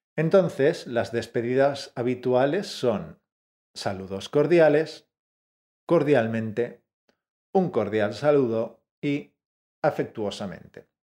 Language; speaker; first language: Spanish; native; Spanish